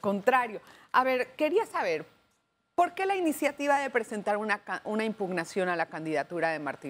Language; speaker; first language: Spanish; native; Spanish